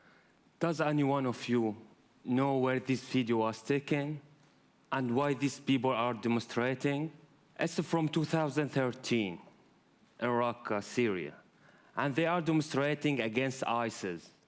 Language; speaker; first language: English; non-native, fluent; Arabic